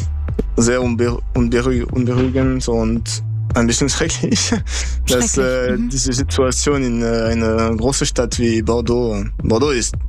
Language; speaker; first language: German; non-native, fluent; French